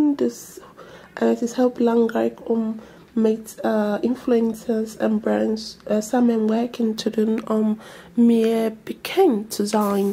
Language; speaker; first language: Dutch; non-native, learner; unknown